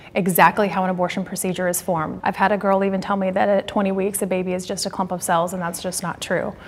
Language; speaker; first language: English; native; English